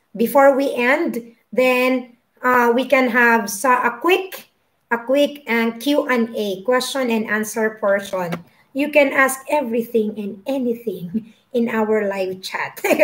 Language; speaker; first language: English; non-native, local second language; Filipino